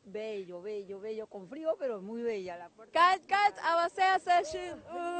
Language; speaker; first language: German; non-native, learner; Spanish